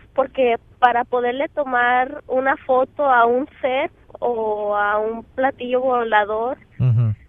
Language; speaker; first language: Spanish; native; Spanish